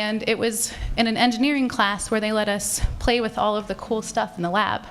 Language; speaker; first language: English; native; English